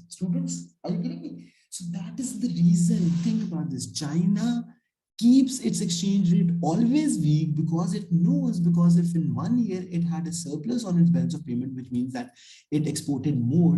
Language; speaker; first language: English; non-native, local second language; Urdu